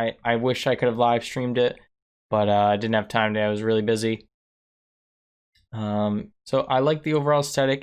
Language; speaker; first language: English; native; English